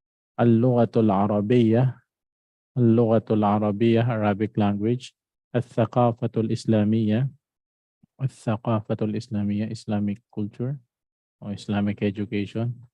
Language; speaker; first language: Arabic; non-native, fluent; Filipino